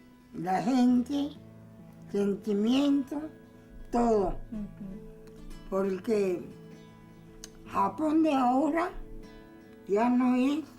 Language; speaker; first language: Spanish; non-native, learner; Japanese